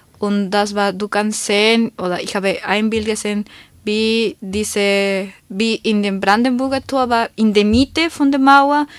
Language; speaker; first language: German; non-native, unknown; Spanish